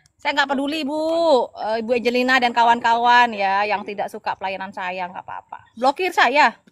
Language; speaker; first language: Indonesian; non-native, local second language; Madurese